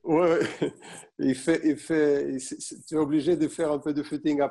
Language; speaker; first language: French; non-native, fluent; Portuguese